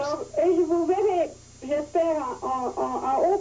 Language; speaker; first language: French; non-native, fluent; English